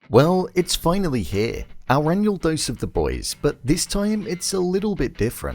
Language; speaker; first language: English; native; English